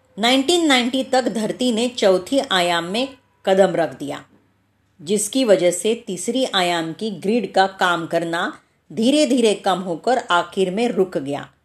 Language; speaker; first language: Hindi; non-native, local second language; Marathi